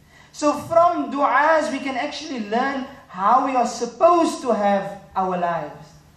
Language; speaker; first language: English; native; English